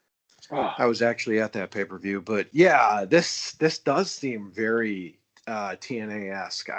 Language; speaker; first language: English; native; English